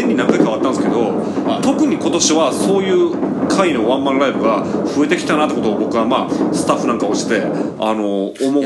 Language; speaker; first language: Japanese; native; Japanese